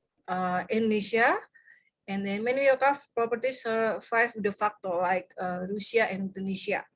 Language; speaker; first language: English; non-native, fluent; Indonesian